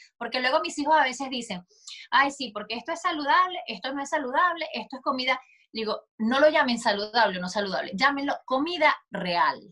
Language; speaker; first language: Spanish; native; Spanish